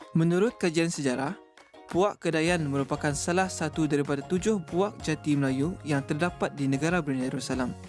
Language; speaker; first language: Malay; native; Malay